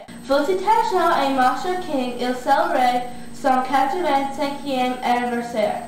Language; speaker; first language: French; non-native, learner; English